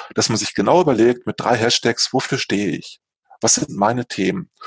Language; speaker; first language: German; native; German